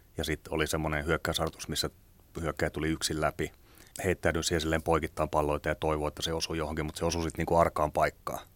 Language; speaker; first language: Finnish; native; Finnish